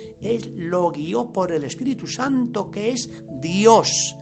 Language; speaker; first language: Spanish; native; Spanish